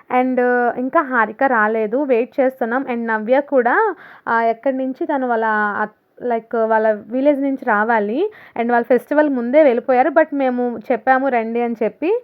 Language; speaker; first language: Telugu; non-native, local second language; Urdu